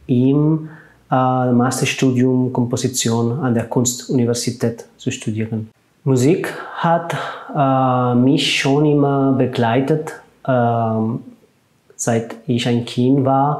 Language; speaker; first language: German; non-native, fluent; Catalan